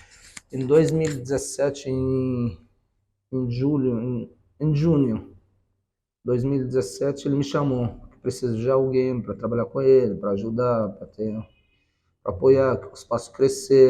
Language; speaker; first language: Portuguese; early bilingual, other home language; Arabic